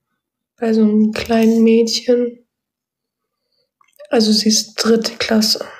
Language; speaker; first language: German; early bilingual, other home language; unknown